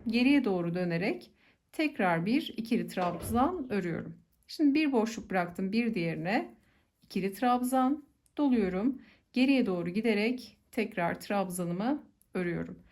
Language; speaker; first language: Turkish; native; Turkish